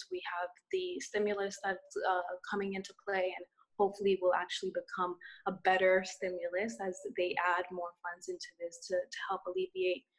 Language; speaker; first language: English; early bilingual, other home language; Spanish